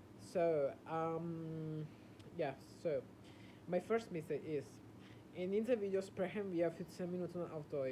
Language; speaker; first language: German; non-native, learner; Italian